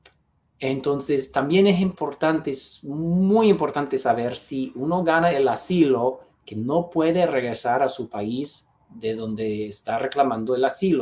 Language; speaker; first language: Spanish; non-native, fluent; English